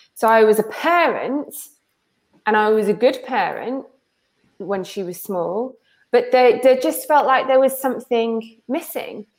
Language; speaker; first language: English; native; English